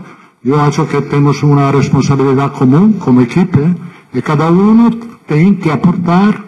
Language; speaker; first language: Portuguese; non-native, learner; Italian